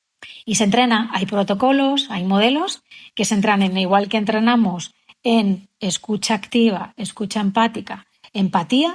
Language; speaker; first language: Spanish; native; Spanish